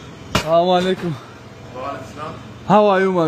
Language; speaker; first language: English; non-native, learner; Tajik